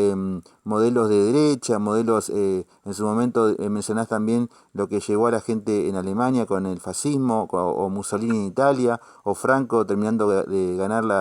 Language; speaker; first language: Spanish; native; Spanish